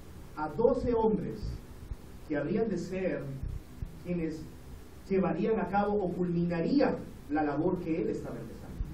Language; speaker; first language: Spanish; native; Spanish